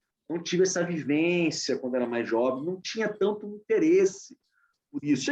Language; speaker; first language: Portuguese; native; Portuguese